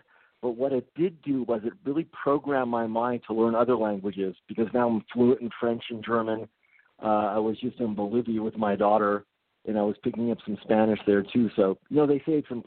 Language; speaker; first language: English; early bilingual, other home language; Japanese